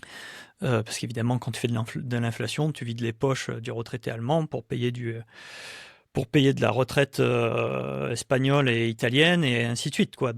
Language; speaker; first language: French; native; French